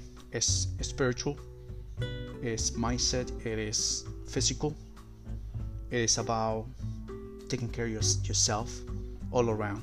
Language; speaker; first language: English; non-native, fluent; Spanish